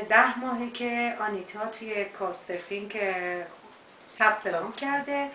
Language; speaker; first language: German; non-native, learner; Persian